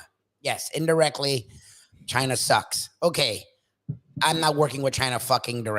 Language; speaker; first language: English; native; English